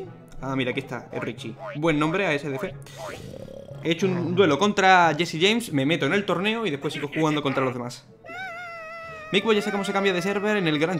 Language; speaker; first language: Spanish; native; Spanish